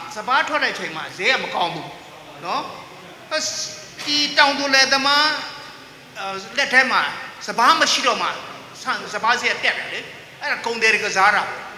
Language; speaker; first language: Burmese; non-native, local second language; Shan